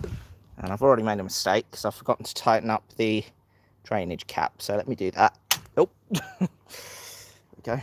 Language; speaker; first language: English; native; English